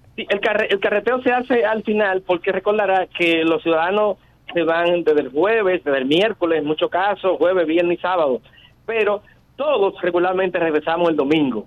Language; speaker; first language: Spanish; native; Spanish